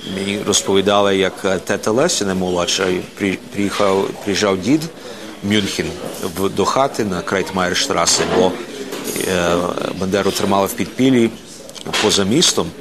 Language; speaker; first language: Ukrainian; early bilingual, heritage; Ukrainian